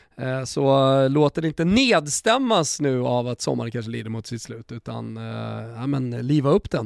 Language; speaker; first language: Swedish; native; Swedish